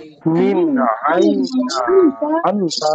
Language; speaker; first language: Arabic; non-native, learner; Bangla